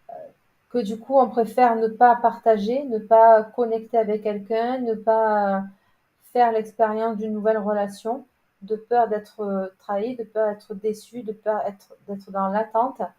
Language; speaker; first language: French; native; French